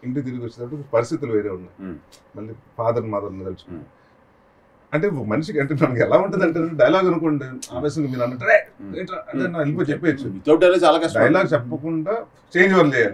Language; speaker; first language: Telugu; native; Telugu